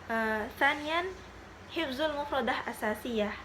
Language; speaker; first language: Arabic; non-native, learner; Indonesian